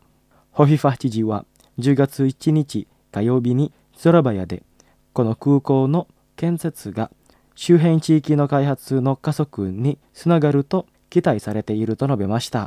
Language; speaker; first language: Japanese; non-native, fluent; Indonesian